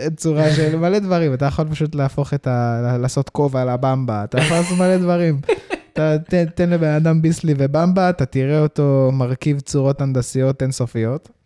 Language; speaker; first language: Hebrew; early bilingual, heritage; Hebrew